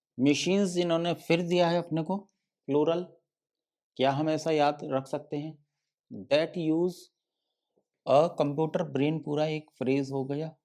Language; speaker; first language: Hindi; native; Hindi